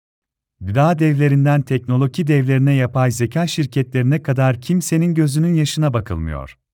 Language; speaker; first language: Turkish; native; Turkish